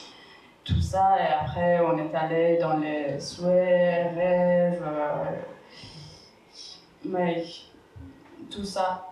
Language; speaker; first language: French; non-native, fluent; Persian